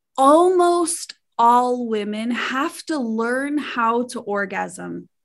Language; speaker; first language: English; native; English